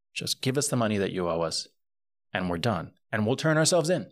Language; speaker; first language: English; early bilingual, other home language; Spanish